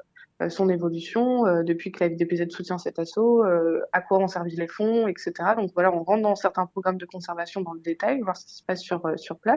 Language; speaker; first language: French; native; French